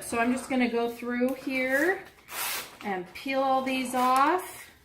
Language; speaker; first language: English; native; English